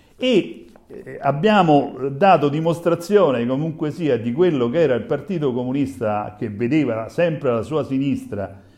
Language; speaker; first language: Italian; native; Italian